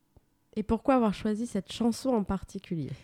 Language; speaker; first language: French; native; French